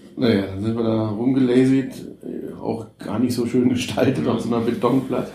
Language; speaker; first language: German; native; German